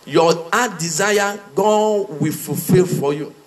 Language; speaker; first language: English; non-native, local second language; Yoruba